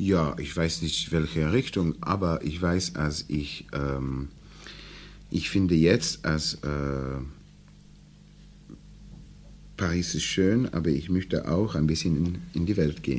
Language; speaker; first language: German; non-native, learner; English